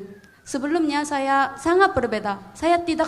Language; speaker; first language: Indonesian; non-native, fluent; Korean